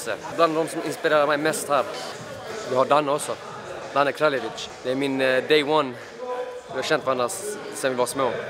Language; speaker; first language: Swedish; native; Swedish